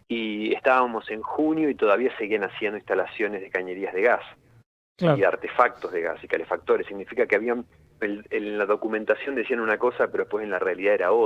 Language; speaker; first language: Spanish; native; Spanish